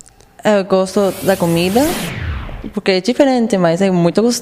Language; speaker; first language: Portuguese; non-native, learner; Spanish